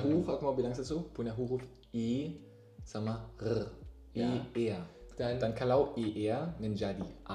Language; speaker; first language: Indonesian; non-native, learner; German